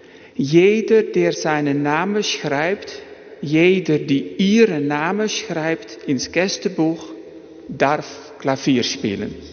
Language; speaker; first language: German; non-native, fluent; Dutch